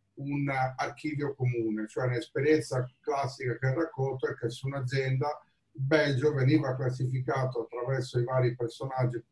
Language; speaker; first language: Italian; native; Italian